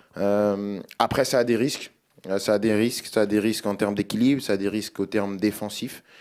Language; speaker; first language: French; native; French